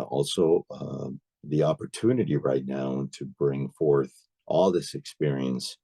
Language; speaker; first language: English; native; English